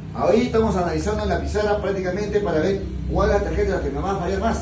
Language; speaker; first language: Spanish; native; Spanish